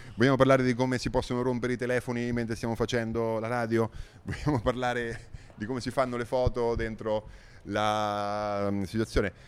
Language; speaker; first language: Italian; native; Italian